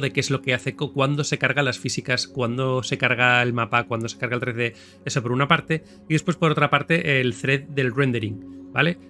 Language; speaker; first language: Spanish; native; Spanish